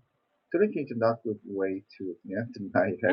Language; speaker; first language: English; non-native, learner; Korean